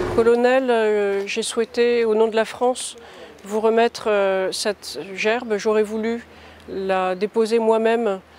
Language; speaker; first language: French; native; French